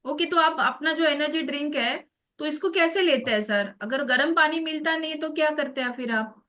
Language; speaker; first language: Hindi; non-native, local second language; Marathi